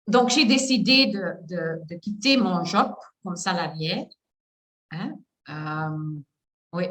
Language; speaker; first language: French; non-native, learner; Dutch